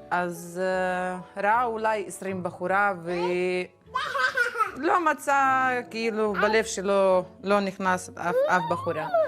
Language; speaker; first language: Hebrew; non-native, fluent; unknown